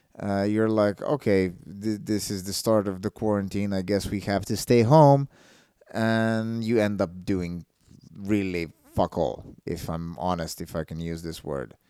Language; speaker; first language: English; non-native, fluent; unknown